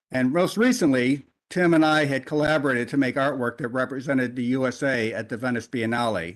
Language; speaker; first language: English; native; English